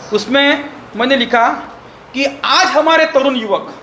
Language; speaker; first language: Hindi; non-native, local second language; Marathi